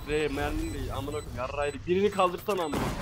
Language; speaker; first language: Turkish; native; Turkish